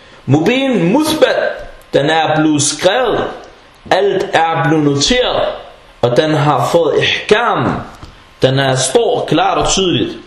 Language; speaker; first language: Danish; non-native, fluent; Arabic